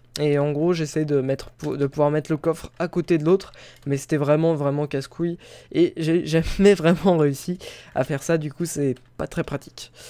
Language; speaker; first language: French; native; French